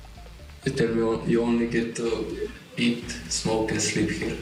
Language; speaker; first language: English; non-native, fluent; Slovenian